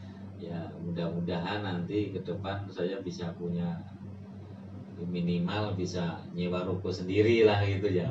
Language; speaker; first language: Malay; non-native, local second language; Javanese